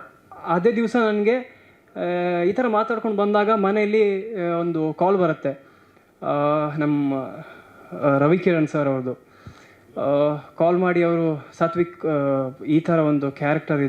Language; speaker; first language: Kannada; non-native, local second language; Tulu